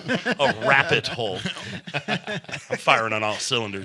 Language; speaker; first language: English; native; English